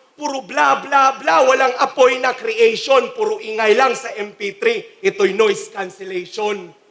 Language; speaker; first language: Filipino; non-native, local second language; Cebuano